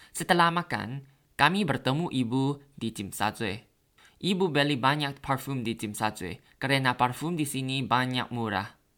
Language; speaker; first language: Indonesian; non-native, learner; Thai